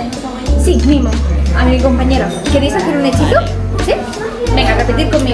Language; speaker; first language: Spanish; native; Spanish